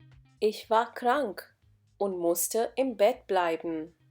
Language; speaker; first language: German; non-native, fluent; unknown